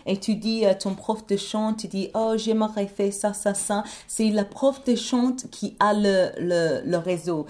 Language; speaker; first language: French; non-native, learner; English